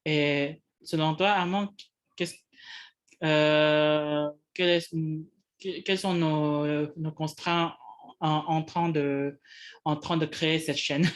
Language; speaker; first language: French; non-native, fluent; Indonesian